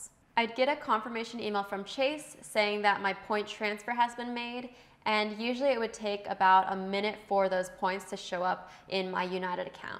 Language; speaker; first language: English; native; English